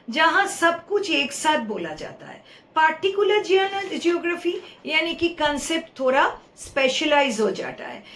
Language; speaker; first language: Hindi; non-native, local second language; Bangla